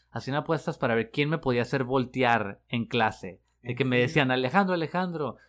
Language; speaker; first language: Spanish; native; Spanish